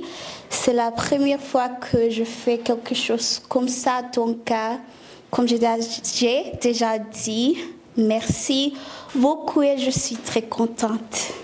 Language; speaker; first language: French; non-native, fluent; Southern Sotho